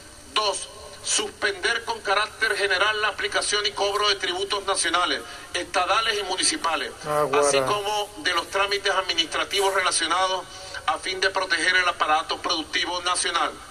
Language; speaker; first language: Spanish; native; Spanish